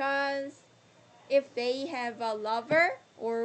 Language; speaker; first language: English; non-native, learner; Korean